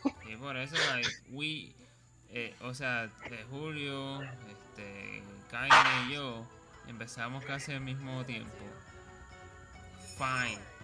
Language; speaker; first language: Spanish; native; Spanish